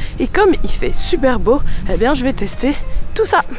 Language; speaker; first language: French; native; French